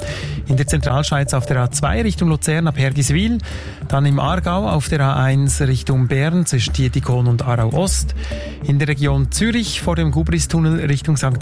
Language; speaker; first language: German; native; German